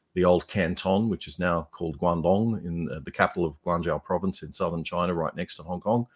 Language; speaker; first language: English; native; English